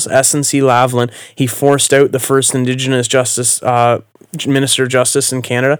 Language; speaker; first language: English; native; English